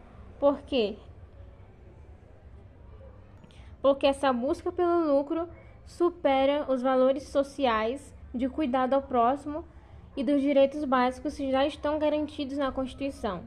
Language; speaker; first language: Portuguese; native; Portuguese